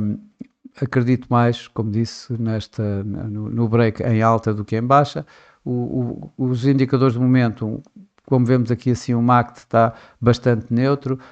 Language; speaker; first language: Portuguese; native; Portuguese